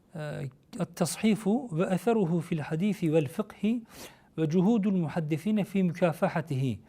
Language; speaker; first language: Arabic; non-native, fluent; Turkish